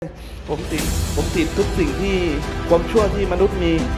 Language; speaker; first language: Thai; non-native, local second language; Hmong